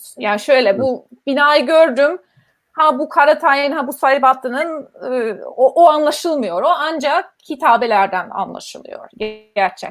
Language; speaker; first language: Turkish; non-native, fluent; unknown